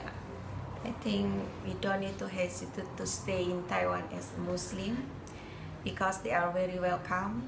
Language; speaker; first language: English; non-native, learner; Indonesian